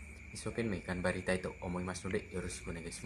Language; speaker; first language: Japanese; non-native, learner; Indonesian